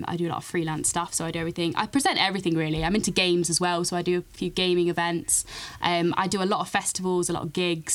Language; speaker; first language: English; native; English